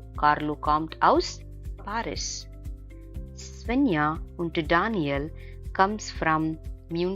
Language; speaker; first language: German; non-native, fluent; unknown